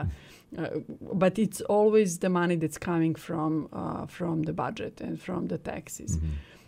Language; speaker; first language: English; non-native, fluent; Serbian